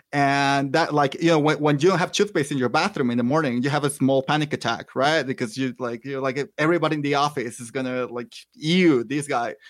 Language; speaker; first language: English; non-native, fluent; Spanish